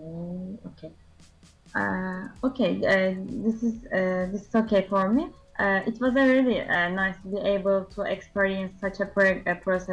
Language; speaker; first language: English; non-native, learner; Turkish